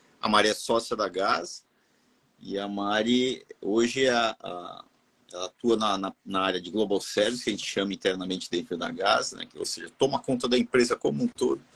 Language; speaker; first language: Portuguese; native; Portuguese